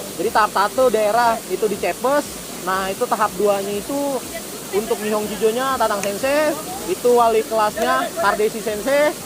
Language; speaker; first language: Indonesian; native; Indonesian